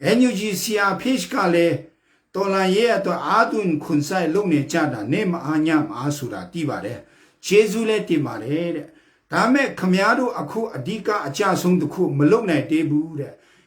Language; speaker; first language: Burmese; non-native, local second language; Kachin